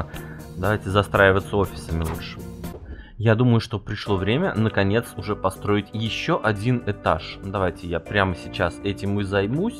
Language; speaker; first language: Russian; native; Russian